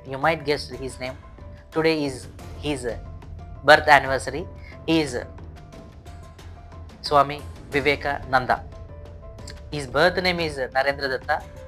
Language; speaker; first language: English; non-native, local second language; Telugu